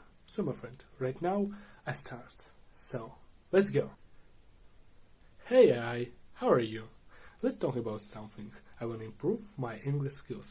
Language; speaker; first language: English; non-native, learner; Russian